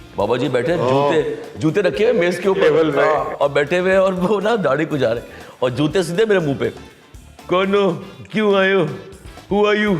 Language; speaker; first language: Urdu; native; Urdu